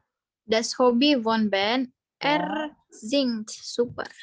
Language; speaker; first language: German; non-native, learner; Indonesian